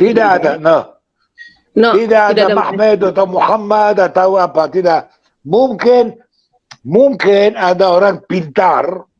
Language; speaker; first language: Indonesian; non-native, fluent; Hebrew